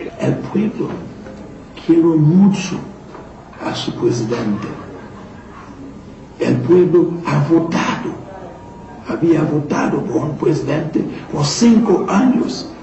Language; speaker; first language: Spanish; non-native, learner; Haitian Creole